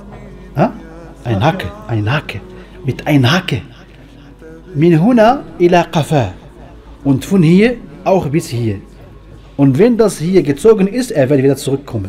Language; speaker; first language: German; non-native, fluent; Arabic